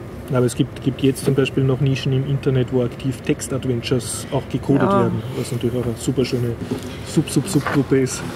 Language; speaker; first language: German; native; German